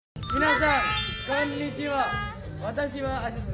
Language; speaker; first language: Japanese; non-native, learner; Indonesian